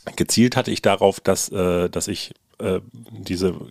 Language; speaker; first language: German; native; German